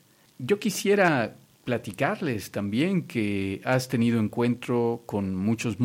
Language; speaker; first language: Spanish; native; Spanish